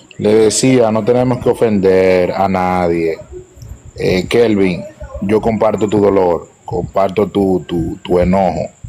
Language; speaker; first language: Spanish; native; Spanish